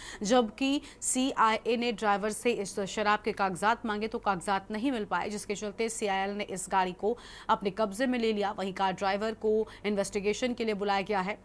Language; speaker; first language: Hindi; native; Hindi